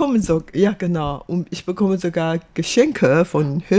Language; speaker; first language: German; non-native, fluent; Chinese